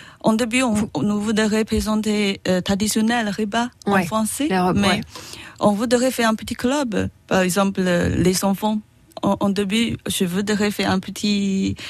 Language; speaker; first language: French; non-native, learner; Chinese